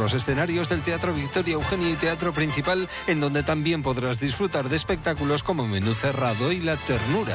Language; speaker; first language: Spanish; native; Spanish